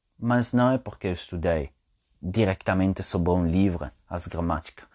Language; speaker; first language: Portuguese; non-native, fluent; Italian